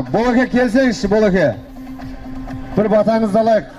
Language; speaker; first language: Kazakh; native; Kazakh